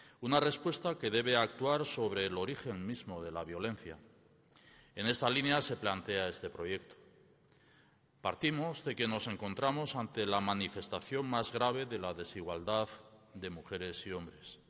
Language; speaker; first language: Spanish; native; Spanish